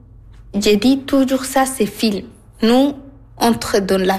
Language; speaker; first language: French; non-native, learner; Arabic